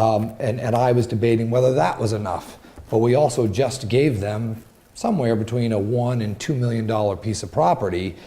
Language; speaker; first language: English; native; English